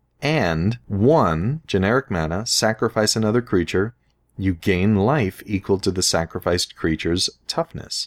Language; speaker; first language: English; native; English